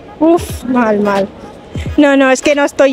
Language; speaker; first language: Spanish; native; Spanish